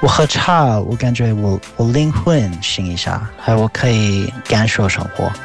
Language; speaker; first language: Chinese; non-native, fluent; English